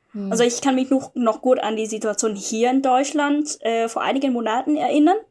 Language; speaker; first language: German; non-native, fluent; Vietnamese